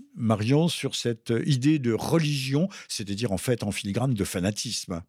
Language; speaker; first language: French; native; French